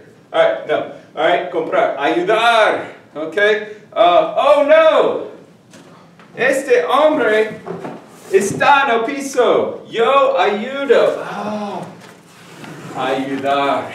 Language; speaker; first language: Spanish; non-native, fluent; English